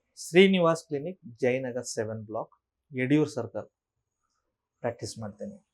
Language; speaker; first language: Kannada; native; Kannada